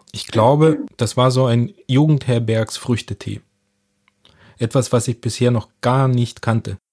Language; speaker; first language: German; early bilingual, other home language; Russian